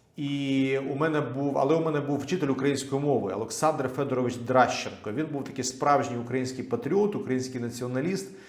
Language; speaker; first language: Ukrainian; non-native, local second language; Russian